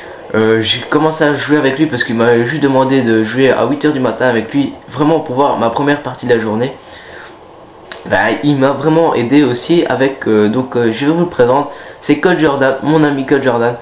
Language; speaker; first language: French; native; French